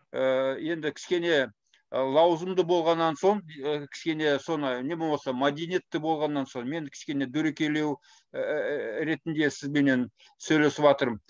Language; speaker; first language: Kazakh; non-native, fluent; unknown